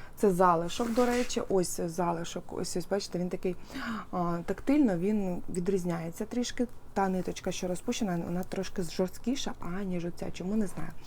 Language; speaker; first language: Ukrainian; non-native, local second language; Russian